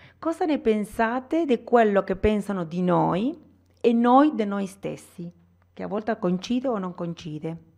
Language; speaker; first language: Italian; non-native, fluent; Spanish